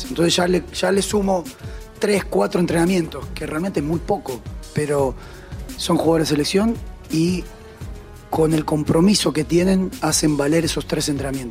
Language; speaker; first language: Spanish; native; Spanish